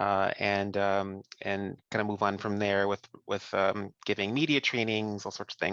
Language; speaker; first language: English; native; English